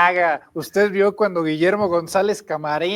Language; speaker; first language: Spanish; native; Spanish